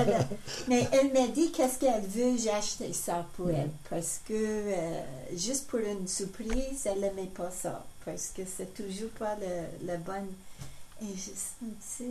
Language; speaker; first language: French; non-native, local second language; English